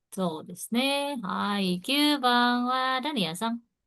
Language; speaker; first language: Japanese; non-native, fluent; Indonesian